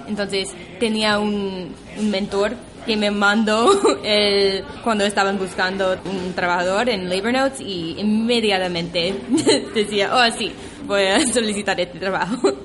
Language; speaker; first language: Spanish; non-native, fluent; English